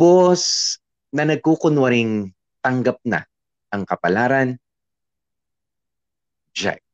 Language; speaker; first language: Filipino; native; Filipino